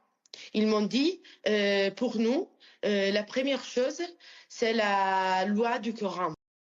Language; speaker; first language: French; non-native, learner; Italian